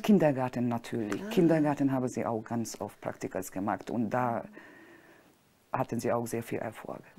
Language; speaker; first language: German; non-native, fluent; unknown